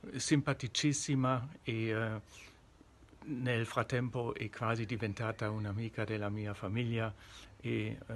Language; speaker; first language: Italian; non-native, learner; German